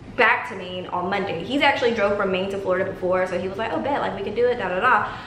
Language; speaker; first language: English; native; English